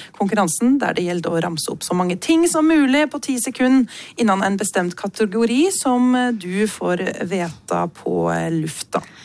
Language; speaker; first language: Norwegian; native; Norwegian